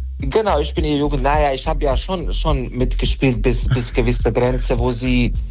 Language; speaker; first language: German; non-native, fluent; Bosnian